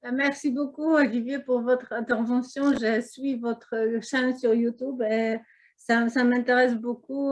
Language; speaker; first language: French; non-native, fluent; Polish